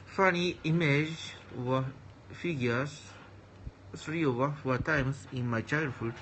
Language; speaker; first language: English; non-native, learner; Japanese